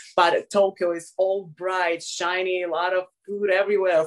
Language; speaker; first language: English; non-native, fluent; Russian